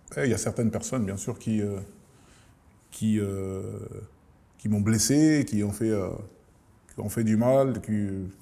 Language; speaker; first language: French; early bilingual, other home language; Lingala